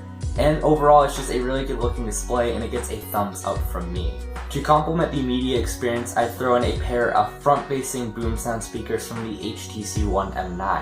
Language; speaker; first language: English; native; English